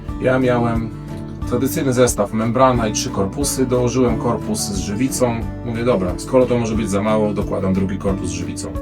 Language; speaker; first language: Polish; native; Polish